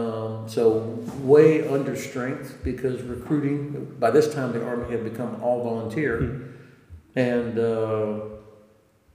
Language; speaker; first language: English; native; English